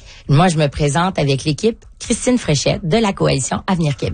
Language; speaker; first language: French; native; French